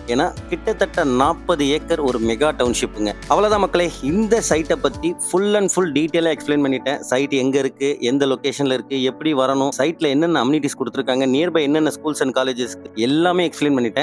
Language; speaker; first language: Tamil; native; Tamil